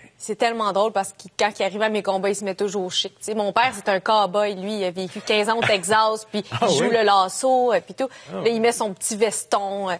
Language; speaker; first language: French; native; French